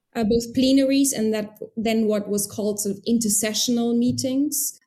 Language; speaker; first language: English; non-native, fluent; German